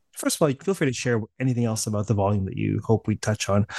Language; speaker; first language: English; native; English